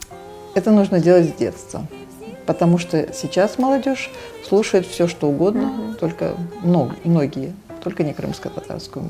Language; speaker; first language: Russian; native; Russian